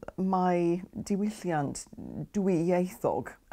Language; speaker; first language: Welsh; non-native, learner; English